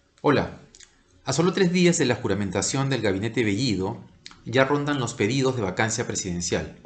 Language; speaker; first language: Spanish; native; Spanish